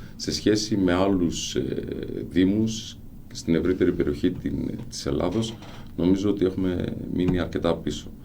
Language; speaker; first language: Greek; native; Greek